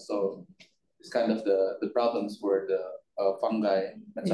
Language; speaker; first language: English; non-native, fluent; Indonesian